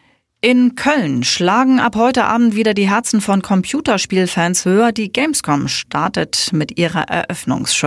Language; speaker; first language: German; native; German